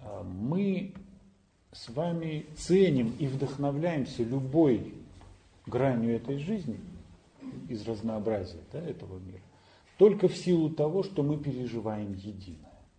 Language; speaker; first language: Russian; native; Russian